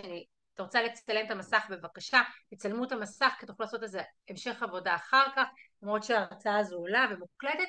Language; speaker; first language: Hebrew; native; Hebrew